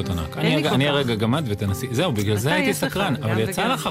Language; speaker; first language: Hebrew; native; Hebrew